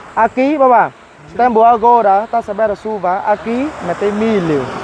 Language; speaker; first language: Portuguese; non-native, learner; Vietnamese